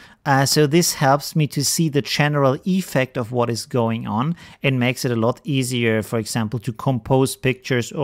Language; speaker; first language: English; non-native, fluent; German